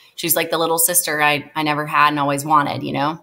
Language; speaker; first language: English; native; English